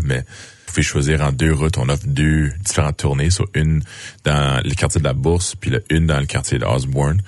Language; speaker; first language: French; native; French